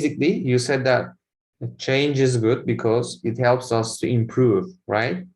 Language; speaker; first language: English; non-native, fluent; Turkish